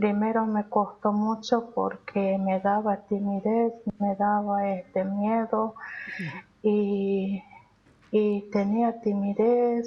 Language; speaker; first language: Spanish; non-native, local second language; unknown